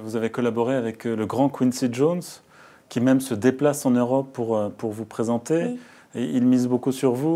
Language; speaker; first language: French; native; French